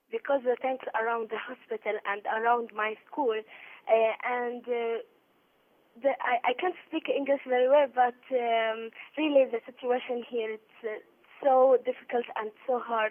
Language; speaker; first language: English; non-native, learner; Arabic